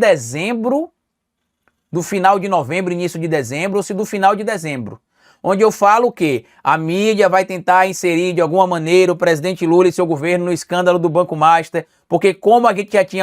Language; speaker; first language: Portuguese; native; Portuguese